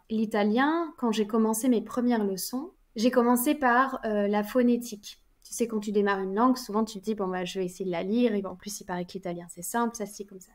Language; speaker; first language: French; native; French